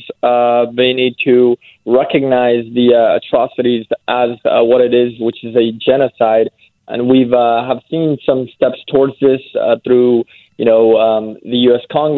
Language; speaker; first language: English; native; English